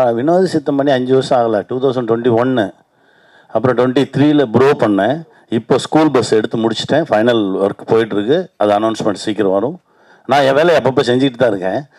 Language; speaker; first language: Tamil; native; Tamil